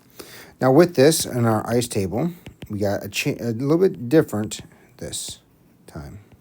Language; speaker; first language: English; native; English